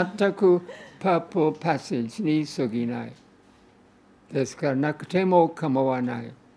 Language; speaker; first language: Japanese; non-native, fluent; English